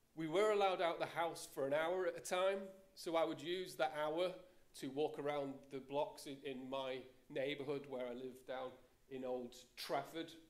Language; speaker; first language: English; native; English